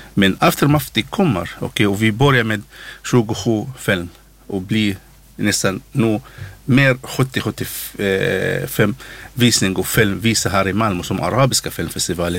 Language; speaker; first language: Swedish; non-native, learner; Arabic